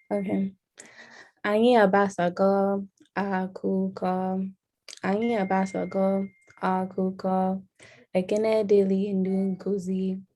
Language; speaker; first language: Igbo; non-native, learner; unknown